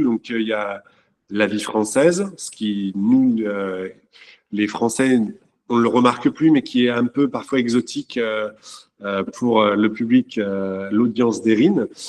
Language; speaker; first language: French; native; French